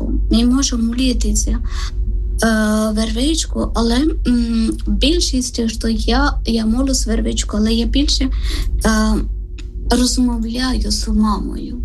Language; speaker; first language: Ukrainian; non-native, learner; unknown